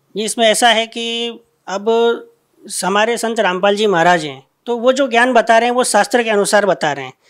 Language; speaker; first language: Hindi; non-native, local second language; Gujarati